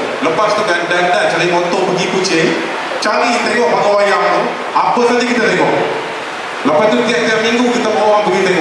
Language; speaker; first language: Malay; native; Malay